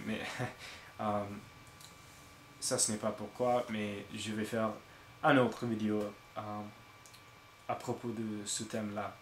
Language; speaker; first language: French; non-native, learner; English